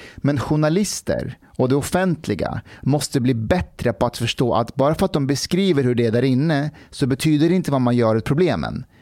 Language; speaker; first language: Swedish; early bilingual, other home language; Persian